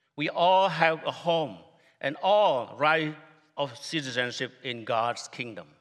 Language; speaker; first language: English; non-native, fluent; Khmer